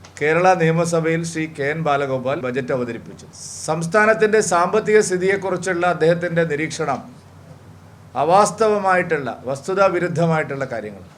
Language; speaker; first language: Malayalam; native; Malayalam